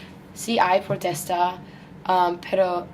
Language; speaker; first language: Spanish; non-native, learner; English